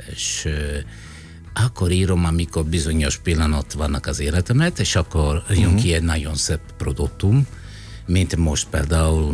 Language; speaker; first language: Hungarian; non-native, fluent; Italian